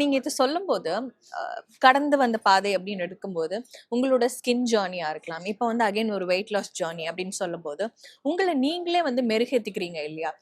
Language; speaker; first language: Tamil; native; Tamil